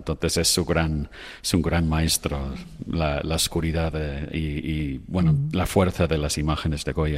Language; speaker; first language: Spanish; non-native, fluent; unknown